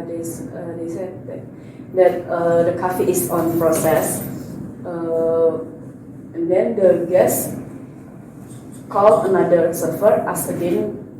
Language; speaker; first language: English; non-native, learner; Indonesian